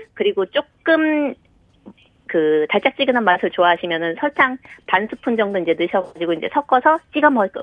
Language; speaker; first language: Korean; native; Korean